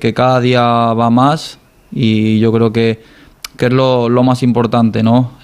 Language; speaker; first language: Spanish; native; Spanish